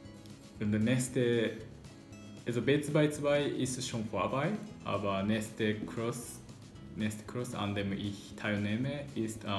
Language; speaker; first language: German; non-native, learner; Japanese